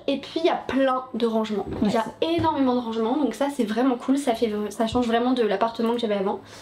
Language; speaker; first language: French; early bilingual, other home language; Vietnamese